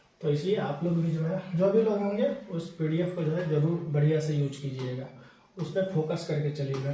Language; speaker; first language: Hindi; native; Hindi